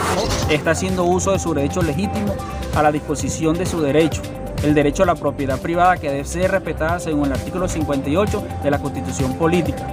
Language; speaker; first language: Spanish; native; Spanish